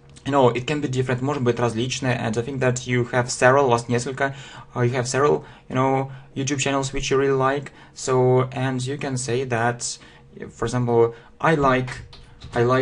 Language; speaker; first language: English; non-native, fluent; Russian